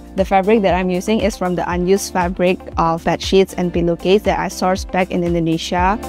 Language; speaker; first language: English; non-native, fluent; Indonesian